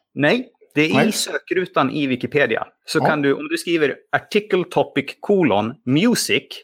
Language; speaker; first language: Swedish; native; Swedish